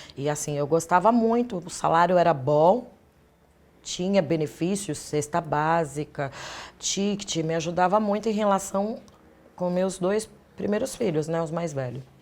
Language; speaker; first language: Portuguese; native; Portuguese